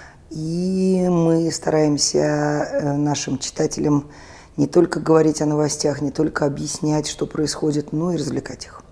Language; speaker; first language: Russian; native; Russian